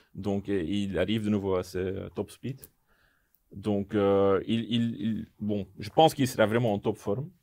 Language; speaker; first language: French; non-native, local second language; Dutch